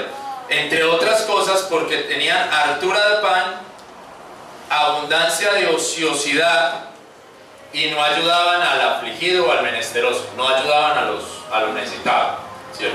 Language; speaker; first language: Spanish; native; Spanish